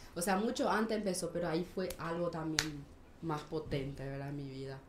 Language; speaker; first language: Spanish; native; Spanish